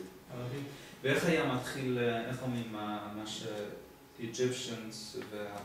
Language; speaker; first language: Hebrew; non-native, fluent; English